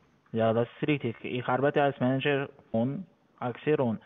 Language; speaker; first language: German; non-native, learner; Latvian